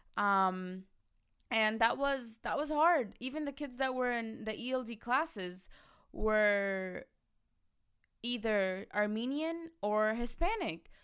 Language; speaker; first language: English; early bilingual, other home language; Arabic